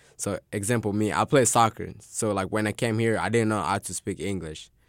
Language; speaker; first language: English; non-native, local second language; Swahili